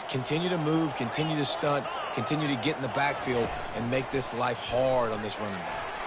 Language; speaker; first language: English; native; English